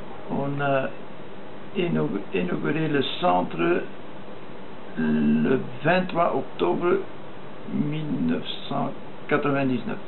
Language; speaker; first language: French; non-native, fluent; Dutch